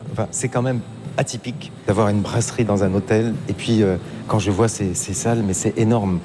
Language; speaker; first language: French; native; French